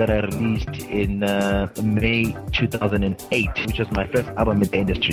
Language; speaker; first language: English; non-native, local second language; Zulu